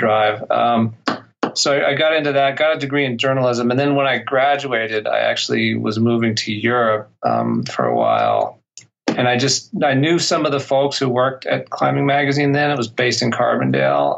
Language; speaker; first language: English; native; English